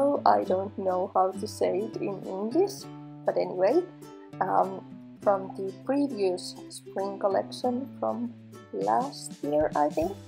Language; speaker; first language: English; non-native, fluent; Finnish